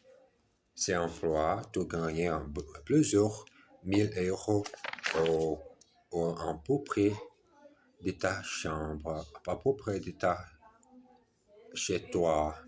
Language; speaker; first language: French; non-native, learner; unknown